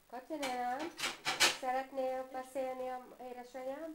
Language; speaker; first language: Hungarian; early bilingual, heritage; Hungarian